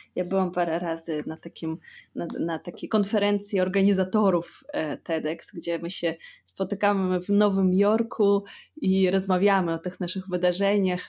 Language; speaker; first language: Polish; non-native, fluent; Russian